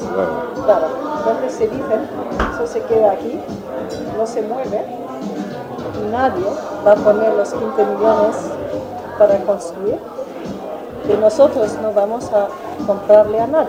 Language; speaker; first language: Spanish; non-native, fluent; German